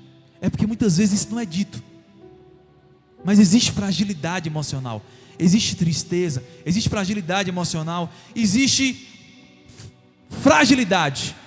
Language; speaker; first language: Portuguese; native; Portuguese